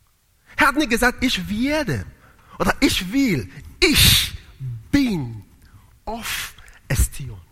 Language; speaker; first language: German; non-native, learner; Italian